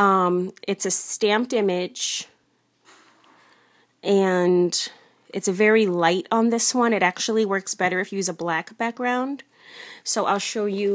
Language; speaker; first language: English; native; English